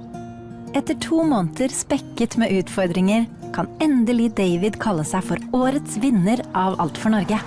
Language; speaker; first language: Norwegian; native; Norwegian